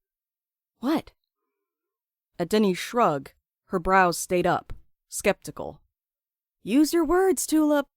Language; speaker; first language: English; native; English